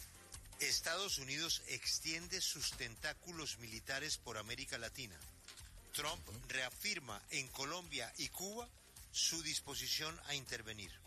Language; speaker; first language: Spanish; native; Spanish